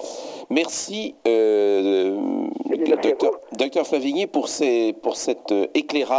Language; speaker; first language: French; native; French